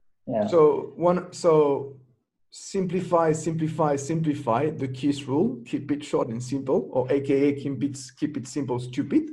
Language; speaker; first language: English; non-native, fluent; French